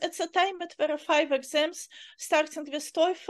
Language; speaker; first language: English; non-native, fluent; Uzbek